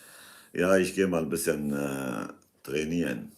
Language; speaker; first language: German; non-native, fluent; Kurdish